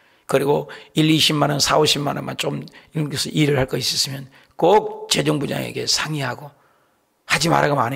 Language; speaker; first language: Korean; native; Korean